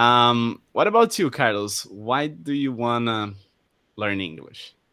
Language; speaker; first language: English; non-native, fluent; Portuguese